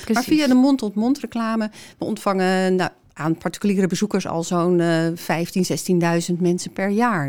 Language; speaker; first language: Dutch; native; Dutch